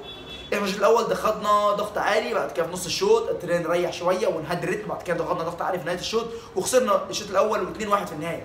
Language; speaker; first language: Arabic; native; Arabic